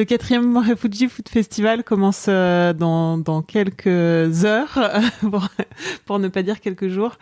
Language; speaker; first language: French; native; French